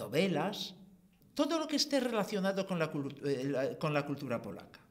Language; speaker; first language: Spanish; non-native, fluent; Polish